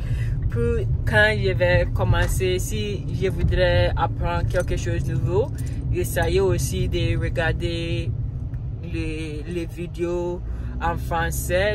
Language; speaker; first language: French; non-native, learner; Akan